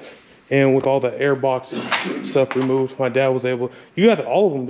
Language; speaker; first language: English; native; English